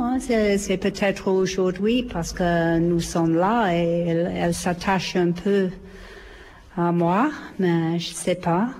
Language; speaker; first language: French; non-native, fluent; English